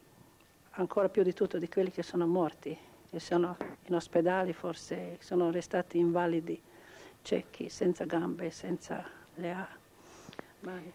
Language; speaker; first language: Italian; non-native, local second language; Croatian